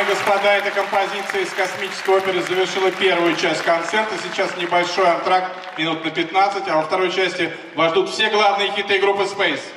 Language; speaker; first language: Russian; native; Russian